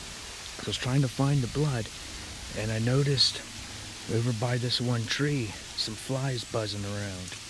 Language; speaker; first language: English; native; English